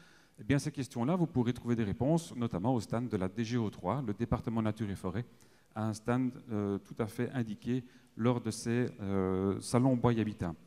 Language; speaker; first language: French; native; French